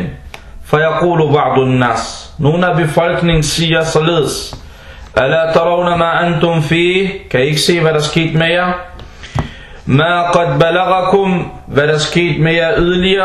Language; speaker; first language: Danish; non-native, fluent; Arabic